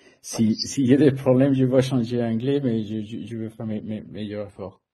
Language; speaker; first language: French; non-native, fluent; Spanish